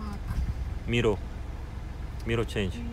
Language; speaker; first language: English; non-native, learner; Korean